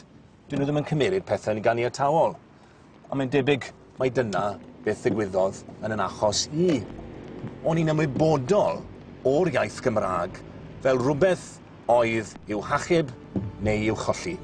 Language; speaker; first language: Welsh; native; Welsh